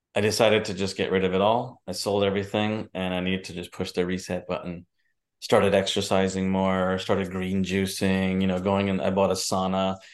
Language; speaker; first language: English; native; English